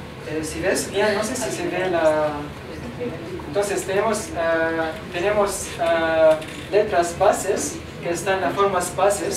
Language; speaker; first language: Spanish; non-native, learner; Arabic